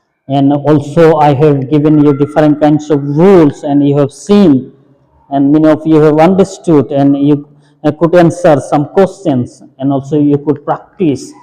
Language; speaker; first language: English; non-native, local second language; Bangla